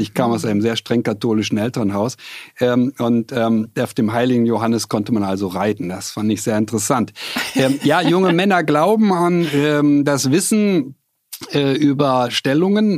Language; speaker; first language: German; native; German